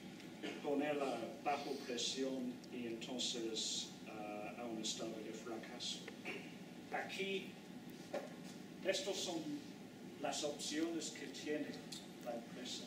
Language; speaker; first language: Spanish; non-native, fluent; English